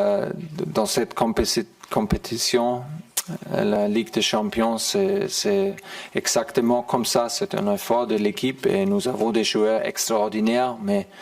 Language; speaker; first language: French; non-native, fluent; German